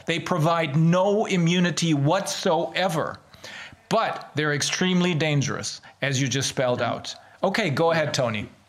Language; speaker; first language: English; non-native, fluent; German